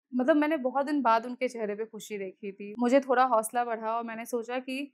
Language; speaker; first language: Hindi; native; Hindi